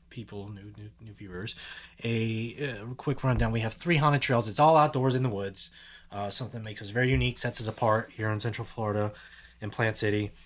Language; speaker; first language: English; native; English